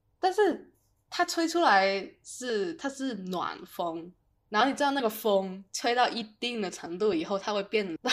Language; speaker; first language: Chinese; non-native, local second language; Cantonese